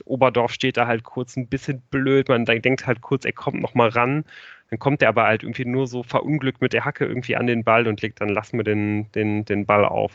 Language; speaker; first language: German; native; German